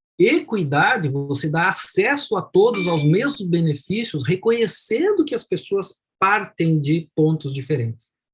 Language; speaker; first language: Portuguese; native; Portuguese